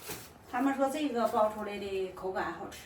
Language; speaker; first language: Chinese; native; Chinese